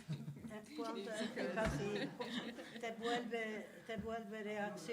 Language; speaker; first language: Spanish; non-native, learner; Turkish